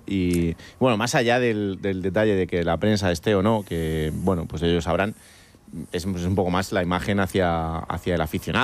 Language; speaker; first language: Spanish; native; Spanish